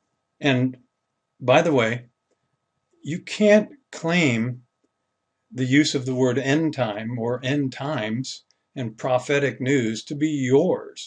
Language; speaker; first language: English; native; English